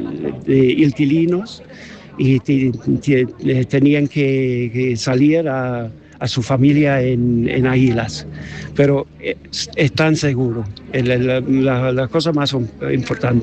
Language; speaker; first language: Spanish; non-native, learner; English